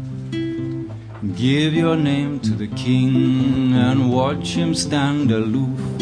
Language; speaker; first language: English; native; English